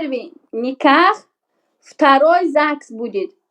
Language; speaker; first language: Russian; non-native, learner; Uzbek